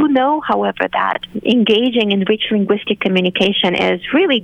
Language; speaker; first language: English; non-native, fluent; Romanian